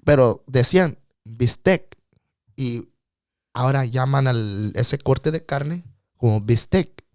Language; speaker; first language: Spanish; non-native, fluent; English